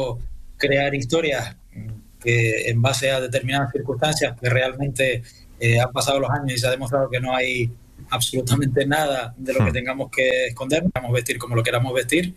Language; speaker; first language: Spanish; native; Spanish